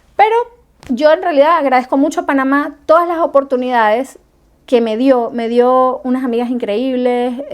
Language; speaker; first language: Spanish; native; Spanish